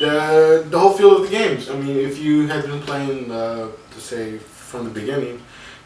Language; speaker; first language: English; native; English